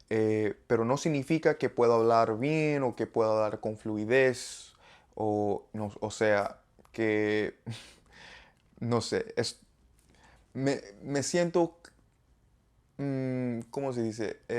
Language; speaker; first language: Spanish; non-native, learner; English